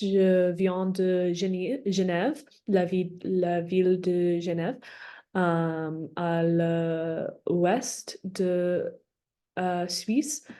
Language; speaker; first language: French; non-native, learner; English